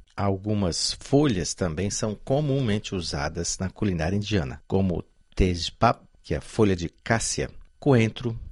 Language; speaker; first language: Portuguese; native; Portuguese